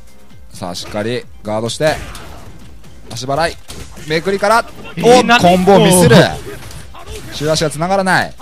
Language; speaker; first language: Japanese; native; Japanese